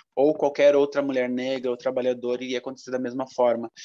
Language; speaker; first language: Portuguese; native; Portuguese